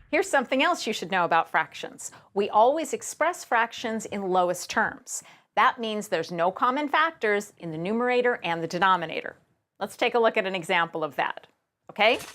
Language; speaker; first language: English; native; English